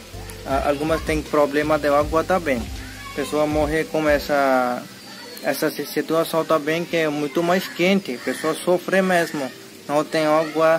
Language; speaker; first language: Portuguese; non-native, learner; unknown